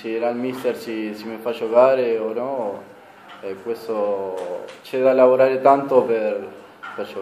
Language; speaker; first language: Italian; non-native, fluent; Spanish